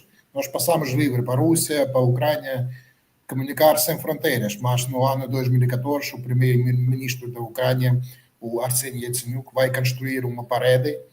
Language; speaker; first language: Portuguese; non-native, learner; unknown